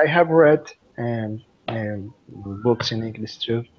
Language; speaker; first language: English; non-native, learner; Spanish